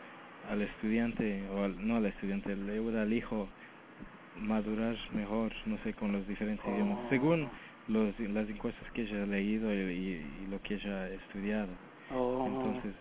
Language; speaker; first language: Spanish; early bilingual, heritage; Spanish